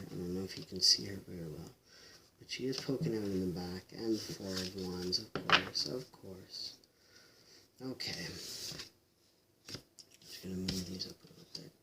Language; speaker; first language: English; native; English